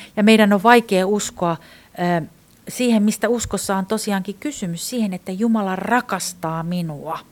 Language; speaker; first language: Finnish; non-native, fluent; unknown